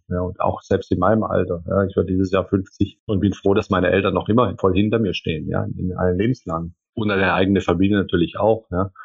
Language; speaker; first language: German; early bilingual, other home language; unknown